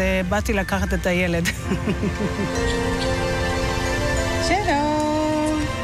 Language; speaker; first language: Hebrew; non-native, fluent; Norwegian